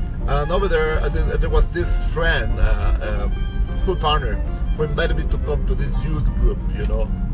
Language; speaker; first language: English; non-native, fluent; Spanish